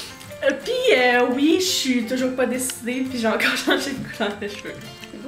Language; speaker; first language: French; native; French